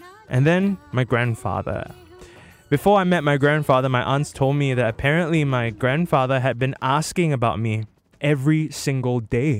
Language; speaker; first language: English; native; English